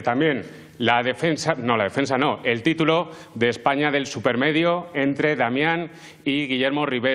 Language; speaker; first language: Spanish; native; Spanish